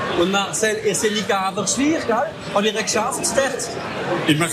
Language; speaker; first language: German; native; German